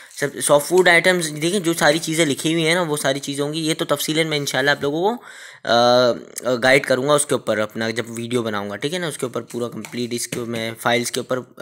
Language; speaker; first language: Urdu; native; Urdu